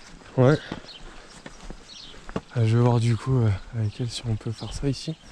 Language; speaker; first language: French; native; French